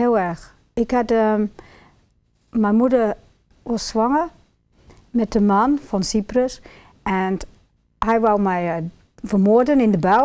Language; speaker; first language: Dutch; non-native, fluent; English